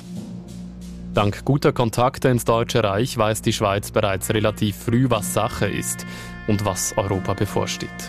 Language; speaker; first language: German; native; German